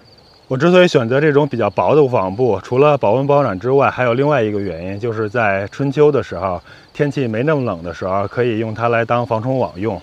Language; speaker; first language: Chinese; native; Chinese